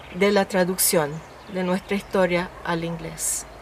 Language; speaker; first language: Spanish; non-native, fluent; Filipino